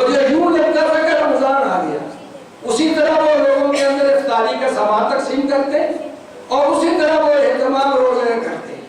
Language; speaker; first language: Urdu; non-native, local second language; Northern Hindko